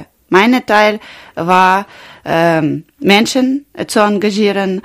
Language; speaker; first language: German; non-native, learner; Ukrainian